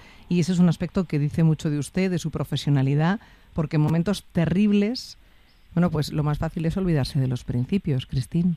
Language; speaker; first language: Spanish; native; Spanish